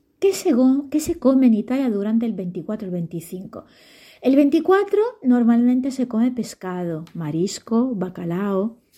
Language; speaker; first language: Spanish; non-native, fluent; Italian